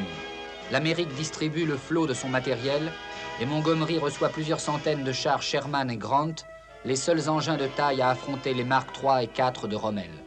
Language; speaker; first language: French; native; French